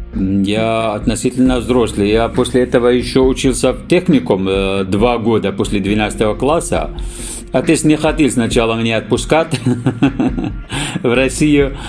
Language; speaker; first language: Russian; non-native, fluent; Arabic